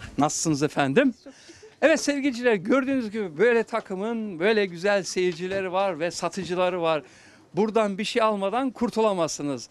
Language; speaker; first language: Turkish; native; Turkish